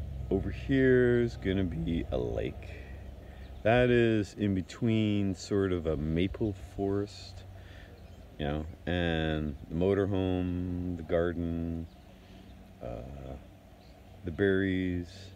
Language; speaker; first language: English; native; English